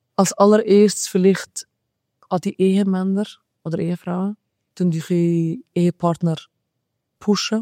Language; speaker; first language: German; early bilingual, other home language; Albanian